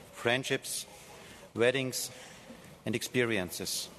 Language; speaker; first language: English; non-native, fluent; German